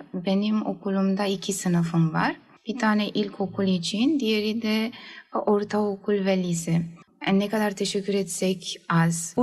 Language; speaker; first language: Turkish; early bilingual, heritage; Turkish